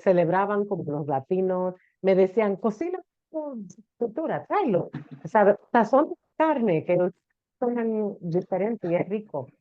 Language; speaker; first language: Spanish; early bilingual, heritage; Spanish